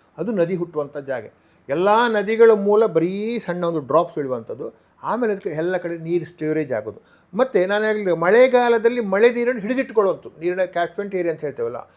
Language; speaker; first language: Kannada; non-native, local second language; Tulu